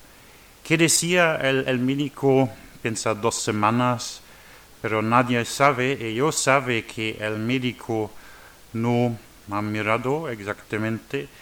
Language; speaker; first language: Spanish; non-native, learner; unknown